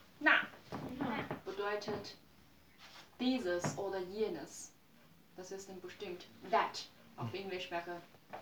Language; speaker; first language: German; non-native, learner; Chinese